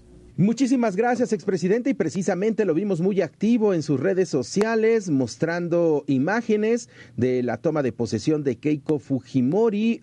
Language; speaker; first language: Spanish; native; Spanish